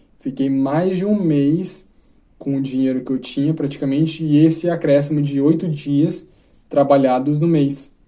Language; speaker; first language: Portuguese; native; Portuguese